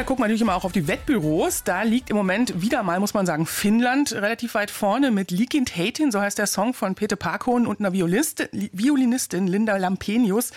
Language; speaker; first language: German; native; German